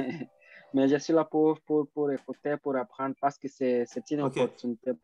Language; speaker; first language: French; non-native, fluent; Portuguese